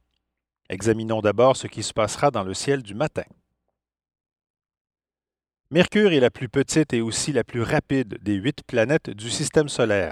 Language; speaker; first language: French; native; French